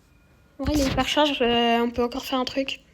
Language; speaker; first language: French; native; French